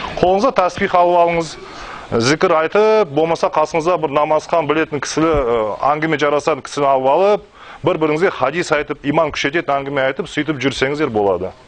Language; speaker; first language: Kazakh; non-native, local second language; Russian